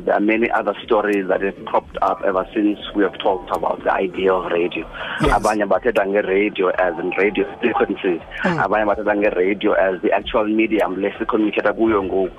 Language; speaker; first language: English; non-native, local second language; Xhosa